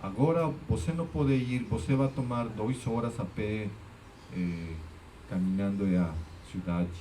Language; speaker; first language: Portuguese; non-native, fluent; Spanish